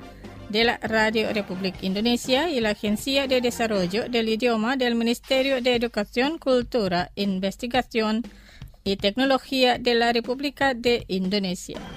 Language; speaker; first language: Spanish; non-native, fluent; Indonesian